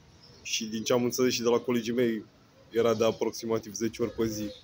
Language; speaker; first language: Romanian; native; Romanian